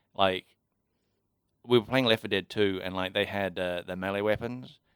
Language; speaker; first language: English; native; English